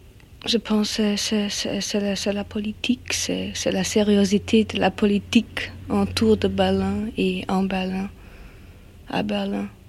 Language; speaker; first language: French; non-native, learner; German